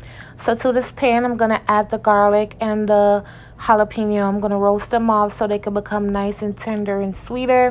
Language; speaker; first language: English; native; English